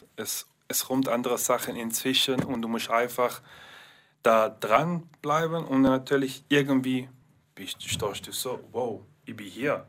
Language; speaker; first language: German; non-native, learner; English